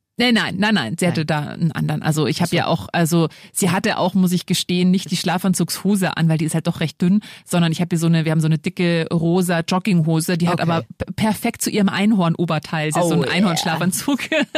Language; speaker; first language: German; native; German